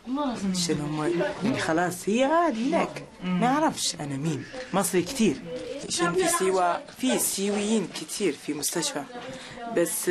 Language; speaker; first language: Arabic; non-native, local second language; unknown